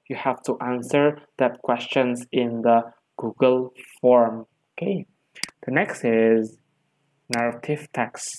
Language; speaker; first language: English; non-native, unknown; Indonesian